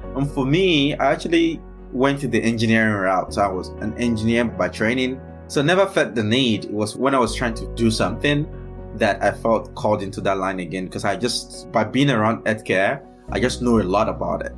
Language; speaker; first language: English; non-native, local second language; Yoruba